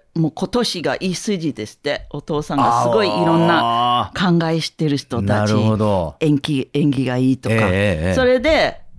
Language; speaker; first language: Japanese; non-native, learner; English